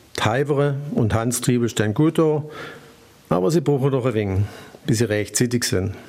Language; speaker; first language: German; native; German